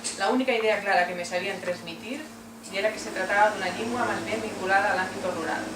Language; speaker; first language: Asturian; non-native, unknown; Catalan